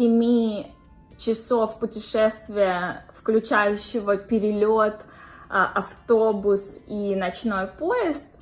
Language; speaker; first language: Russian; native; Russian